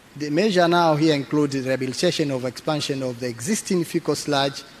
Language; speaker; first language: English; non-native, local second language; Swahili